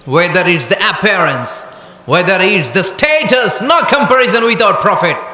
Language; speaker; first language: English; non-native, local second language; Bangla